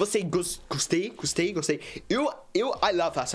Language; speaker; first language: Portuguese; non-native, learner; English